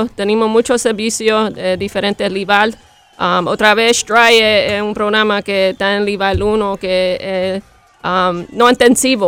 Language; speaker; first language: Spanish; early bilingual, heritage; Spanish